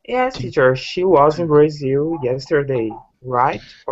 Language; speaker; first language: English; non-native, learner; Portuguese